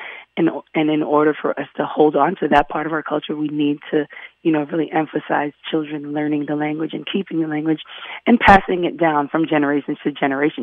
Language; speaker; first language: English; early bilingual, other home language; Haitian Creole